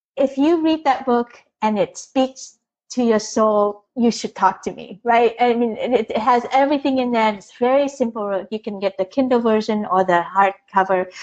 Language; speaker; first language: English; early bilingual, other home language; Vietnamese